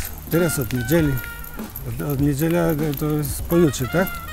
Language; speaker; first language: Polish; non-native, fluent; Spanish